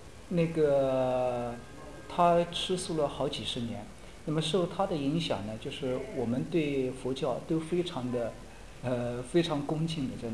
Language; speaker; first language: Chinese; native; Chinese